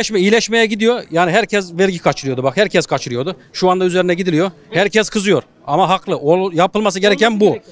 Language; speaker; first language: Turkish; native; Turkish